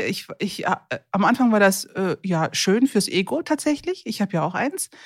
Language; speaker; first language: German; early bilingual, other home language; Turkish